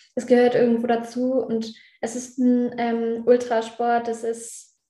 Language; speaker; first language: German; native; German